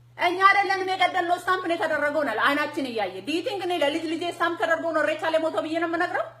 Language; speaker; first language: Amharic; non-native, local second language; Oromo